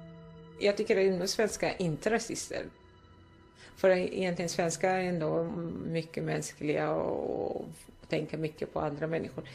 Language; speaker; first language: Swedish; non-native, fluent; Arabic